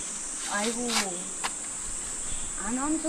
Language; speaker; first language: Korean; non-native, learner; English